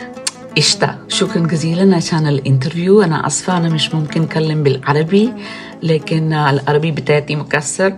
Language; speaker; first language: Arabic; non-native, learner; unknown